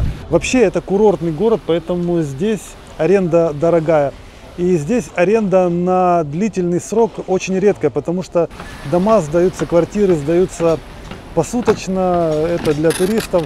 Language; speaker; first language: Russian; native; Russian